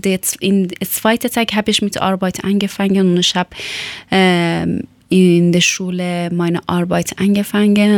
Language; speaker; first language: German; non-native, learner; Persian